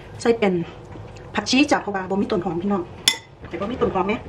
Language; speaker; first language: Thai; native; Thai